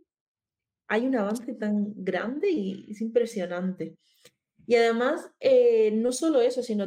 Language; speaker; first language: Spanish; early bilingual, other home language; Chinese